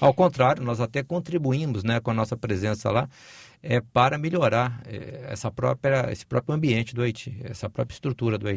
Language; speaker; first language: Portuguese; native; Portuguese